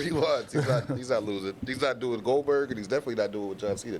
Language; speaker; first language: English; native; English